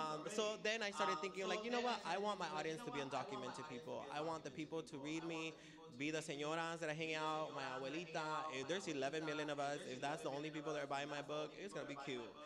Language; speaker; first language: English; early bilingual, other home language; Spanish